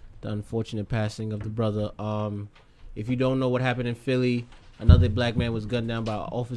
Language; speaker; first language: English; native; English